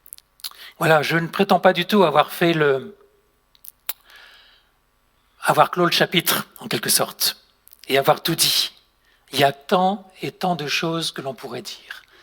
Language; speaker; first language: French; native; French